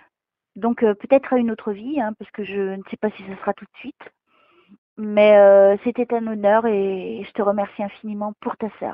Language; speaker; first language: French; native; French